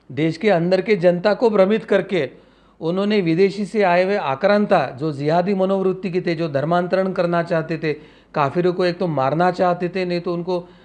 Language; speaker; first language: Hindi; non-native, local second language; Marathi